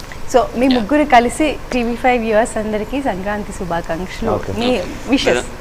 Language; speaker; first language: Telugu; native; Telugu